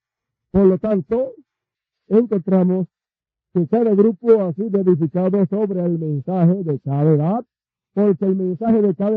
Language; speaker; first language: Spanish; native; Spanish